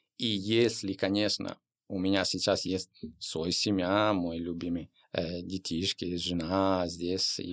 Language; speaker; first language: Russian; non-native, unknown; Italian